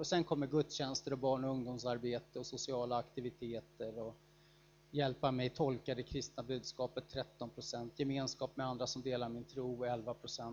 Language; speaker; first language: Swedish; native; Swedish